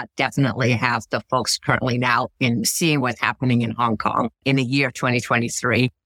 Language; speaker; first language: English; early bilingual, other home language; Cantonese